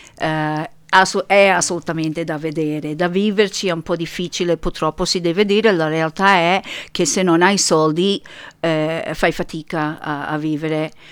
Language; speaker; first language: Italian; early bilingual, heritage; Italian